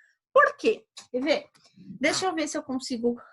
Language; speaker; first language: Portuguese; native; Portuguese